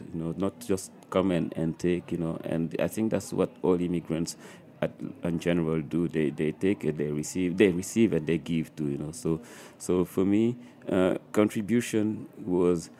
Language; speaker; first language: English; non-native, fluent; French